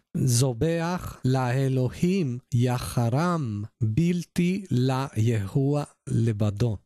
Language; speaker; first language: Hebrew; non-native, learner; Spanish